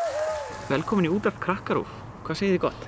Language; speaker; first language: Icelandic; native; Icelandic